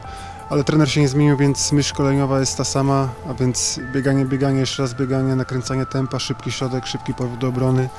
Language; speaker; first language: Polish; native; Polish